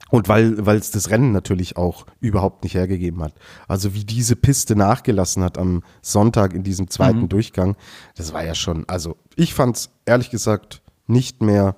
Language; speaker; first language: German; native; German